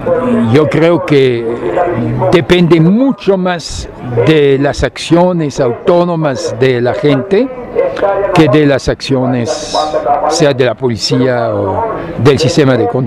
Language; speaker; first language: Spanish; non-native, fluent; French